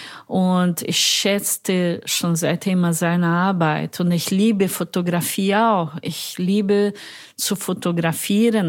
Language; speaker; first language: German; non-native, fluent; Portuguese